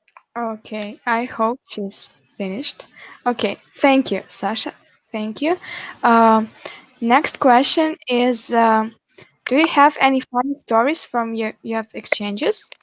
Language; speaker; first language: English; non-native, fluent; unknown